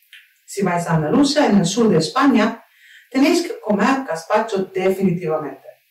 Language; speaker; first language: Spanish; non-native, fluent; Turkish